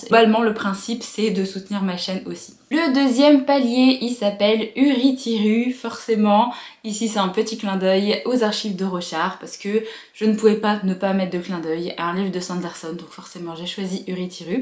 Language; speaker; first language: French; native; French